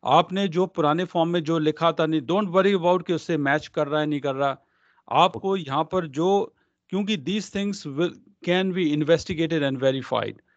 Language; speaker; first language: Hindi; non-native, local second language; Punjabi